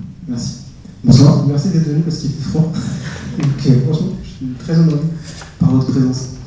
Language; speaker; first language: French; native; French